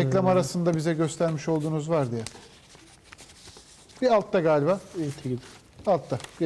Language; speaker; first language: Turkish; native; Turkish